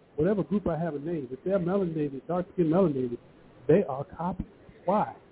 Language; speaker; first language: English; early bilingual, other home language; Yoruba